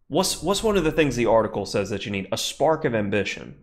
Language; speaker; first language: English; native; English